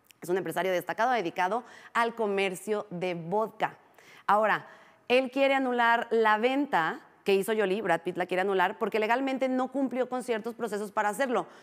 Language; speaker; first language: Spanish; native; Spanish